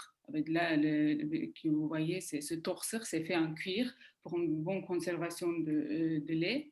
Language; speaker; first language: French; non-native, fluent; Kazakh